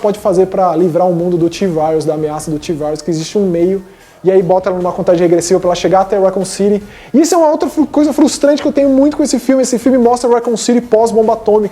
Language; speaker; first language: Portuguese; native; Portuguese